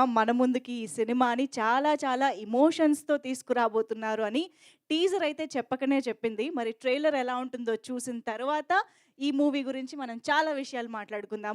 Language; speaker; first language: Telugu; native; Telugu